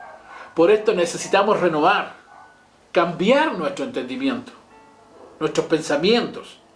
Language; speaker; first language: Spanish; native; Spanish